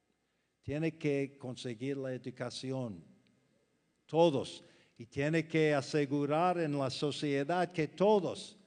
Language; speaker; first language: Spanish; non-native, fluent; English